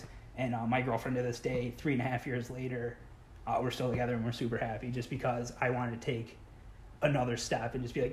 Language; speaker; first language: English; native; English